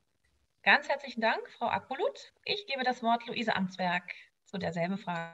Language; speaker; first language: German; native; German